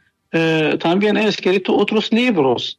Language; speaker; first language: Spanish; non-native, learner; Persian